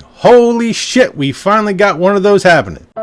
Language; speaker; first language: English; native; English